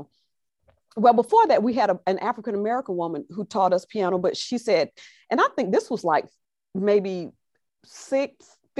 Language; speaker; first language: English; native; English